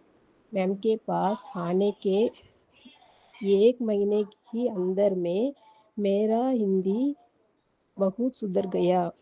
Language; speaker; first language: Hindi; non-native, local second language; Tamil